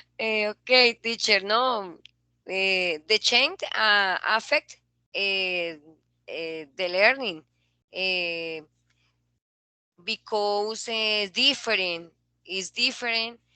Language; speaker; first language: English; non-native, learner; Spanish